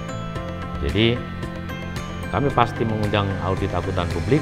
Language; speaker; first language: Indonesian; non-native, local second language; Javanese